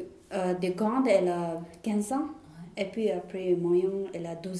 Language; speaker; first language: French; non-native, learner; Tibetan